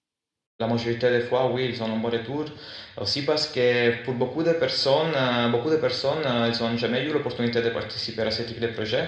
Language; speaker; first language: French; non-native, fluent; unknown